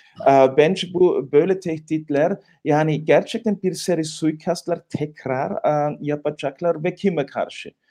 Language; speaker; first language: Turkish; non-native, fluent; German